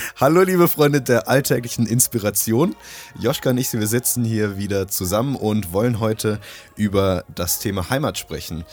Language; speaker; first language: German; early bilingual, other home language; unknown